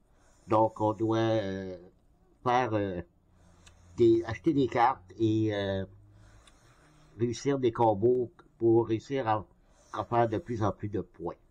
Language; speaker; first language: French; native; French